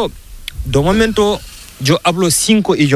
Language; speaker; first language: Spanish; non-native, learner; Fula